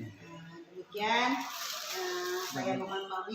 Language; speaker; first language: Indonesian; native; Indonesian